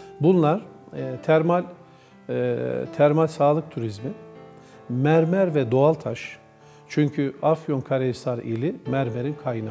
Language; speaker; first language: Turkish; native; Turkish